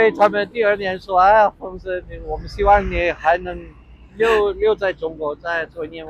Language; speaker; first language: Chinese; non-native, fluent; English